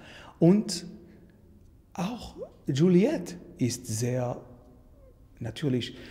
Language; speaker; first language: German; non-native, learner; French